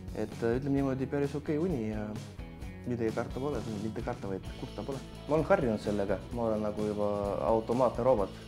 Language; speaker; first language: Estonian; non-native, local second language; Russian